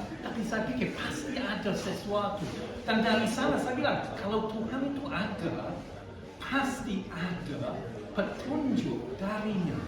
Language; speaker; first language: Indonesian; non-native, fluent; English